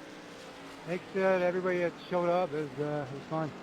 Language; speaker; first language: English; native; English